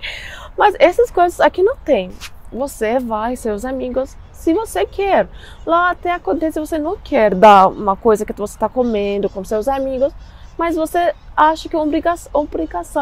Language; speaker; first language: Portuguese; non-native, learner; Persian